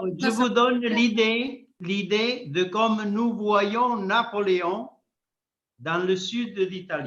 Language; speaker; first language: French; non-native, fluent; Italian